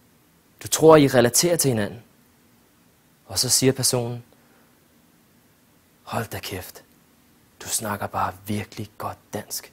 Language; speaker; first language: Danish; early bilingual, other home language; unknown